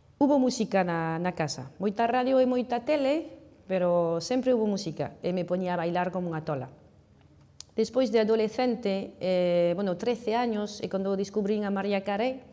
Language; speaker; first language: Galician; non-native, fluent; French